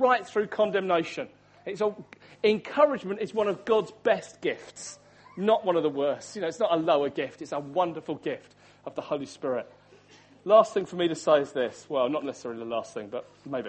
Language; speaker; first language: English; native; English